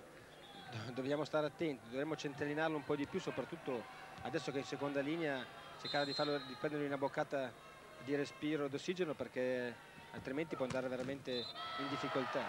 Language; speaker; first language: Italian; native; Italian